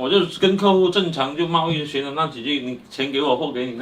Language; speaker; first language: Chinese; native; Chinese